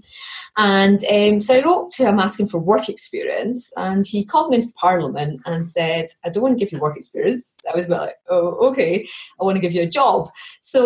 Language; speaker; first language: English; native; English